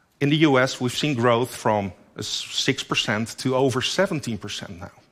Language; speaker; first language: English; non-native, fluent; Dutch